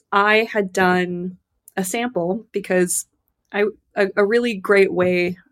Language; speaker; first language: English; native; English